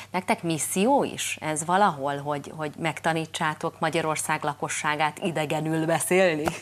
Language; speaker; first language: Hungarian; native; Hungarian